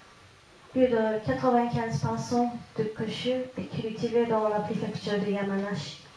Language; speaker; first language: French; non-native, fluent; Japanese